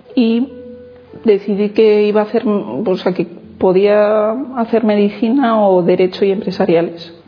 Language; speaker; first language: Spanish; native; Spanish